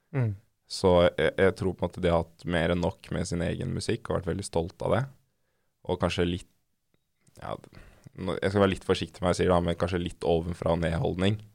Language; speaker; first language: Norwegian; native; Norwegian